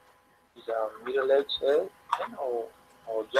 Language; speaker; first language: English; non-native, learner; Spanish